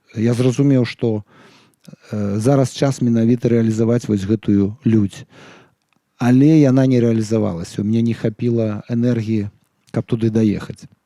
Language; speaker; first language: Belarusian; non-native, local second language; Russian